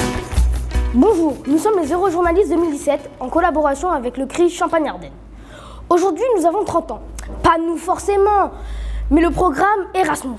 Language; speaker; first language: French; native; French